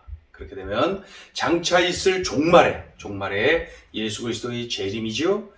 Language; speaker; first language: Korean; native; Korean